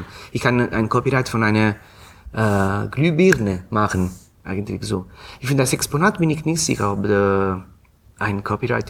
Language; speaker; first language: German; non-native, fluent; Italian